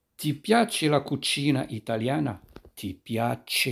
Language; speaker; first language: Italian; non-native, fluent; Arabic